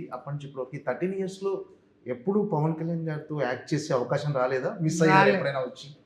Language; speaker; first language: Telugu; native; Telugu